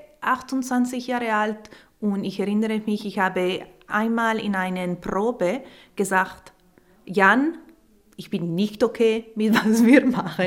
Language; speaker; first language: German; non-native, local second language; Italian